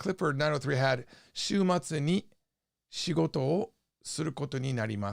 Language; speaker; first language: Japanese; non-native, fluent; English